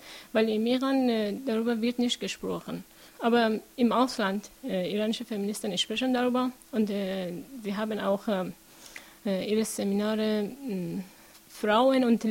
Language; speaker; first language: German; non-native, learner; Persian